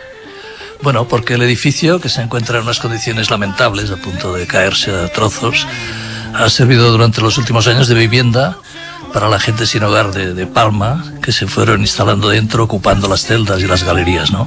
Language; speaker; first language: Spanish; native; Spanish